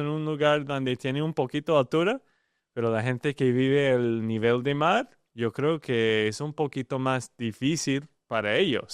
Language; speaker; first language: Spanish; non-native, learner; English